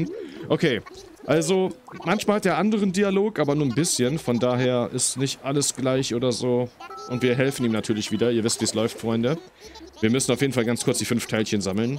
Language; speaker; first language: German; native; German